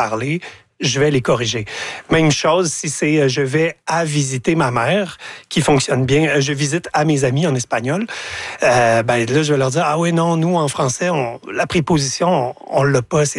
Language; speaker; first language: French; native; French